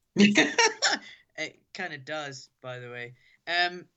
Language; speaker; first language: English; native; English